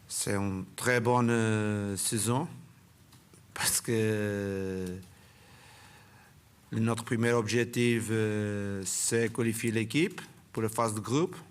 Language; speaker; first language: French; non-native, fluent; Portuguese